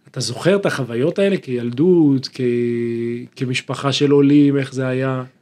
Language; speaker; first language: Hebrew; native; Hebrew